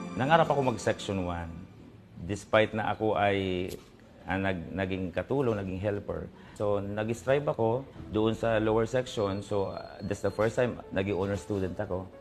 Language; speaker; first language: Filipino; non-native, local second language; Bikol